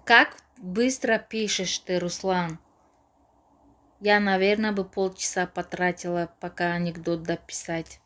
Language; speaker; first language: Russian; non-native, local second language; Tajik